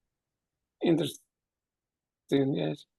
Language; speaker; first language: English; non-native, learner; Spanish